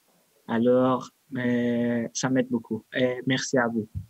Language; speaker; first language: French; non-native, learner; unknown